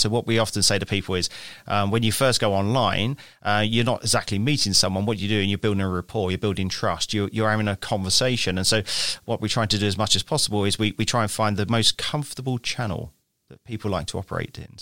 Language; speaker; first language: English; native; English